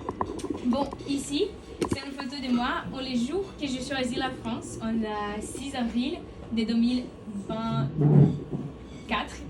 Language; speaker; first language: French; non-native, learner; Portuguese